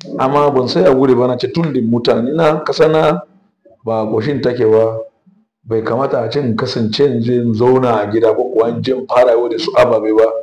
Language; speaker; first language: Hausa; non-native, local second language; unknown